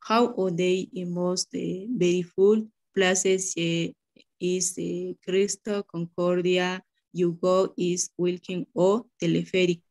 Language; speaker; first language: English; non-native, learner; Spanish